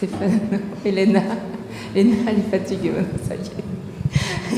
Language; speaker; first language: French; native; French